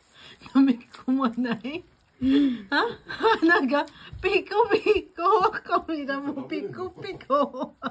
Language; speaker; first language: Japanese; non-native, learner; Filipino